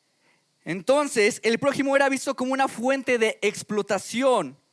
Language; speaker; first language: Spanish; native; Spanish